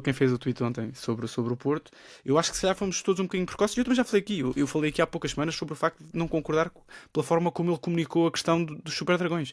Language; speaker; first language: Portuguese; native; Portuguese